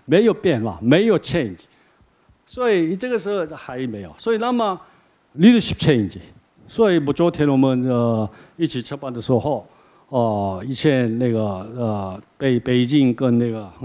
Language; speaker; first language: Chinese; non-native, learner; Korean